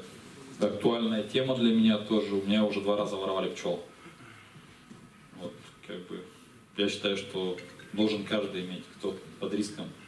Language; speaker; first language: Russian; native; Russian